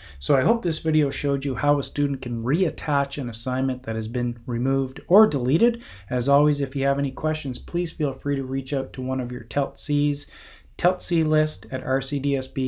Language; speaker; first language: English; native; English